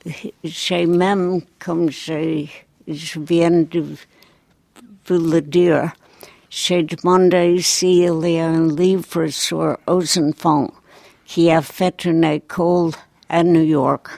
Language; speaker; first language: French; non-native, fluent; English